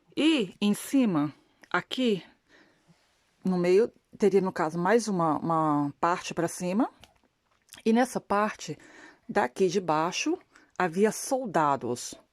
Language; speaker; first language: Portuguese; non-native, learner; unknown